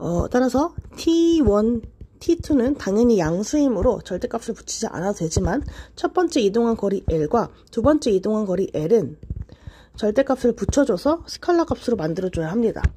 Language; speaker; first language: Korean; native; Korean